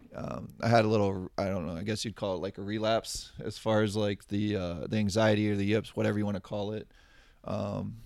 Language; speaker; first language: English; native; English